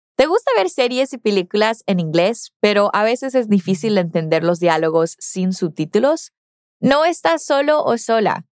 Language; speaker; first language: Spanish; non-native, fluent; English